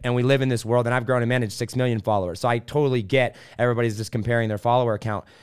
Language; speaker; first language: English; native; English